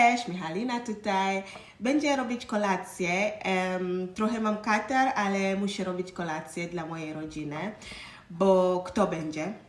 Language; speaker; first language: Polish; non-native, learner; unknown